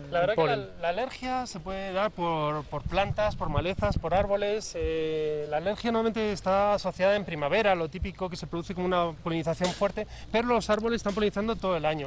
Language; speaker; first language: Spanish; native; Spanish